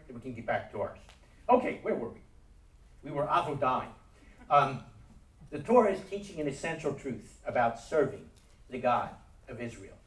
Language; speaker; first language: English; native; English